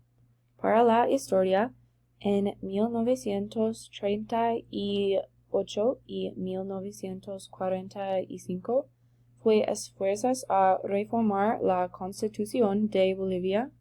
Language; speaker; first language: Spanish; non-native, learner; English